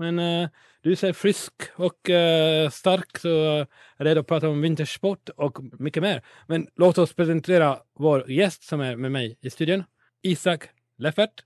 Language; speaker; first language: Swedish; non-native, learner; English